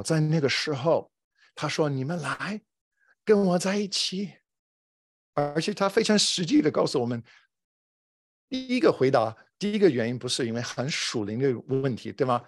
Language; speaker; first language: Chinese; non-native, fluent; English